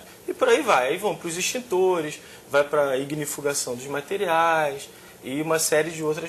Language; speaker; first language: Portuguese; native; Portuguese